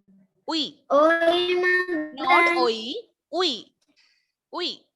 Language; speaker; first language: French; non-native, fluent; Malayalam